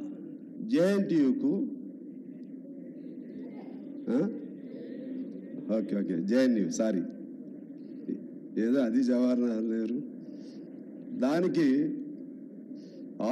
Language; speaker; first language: Telugu; native; Telugu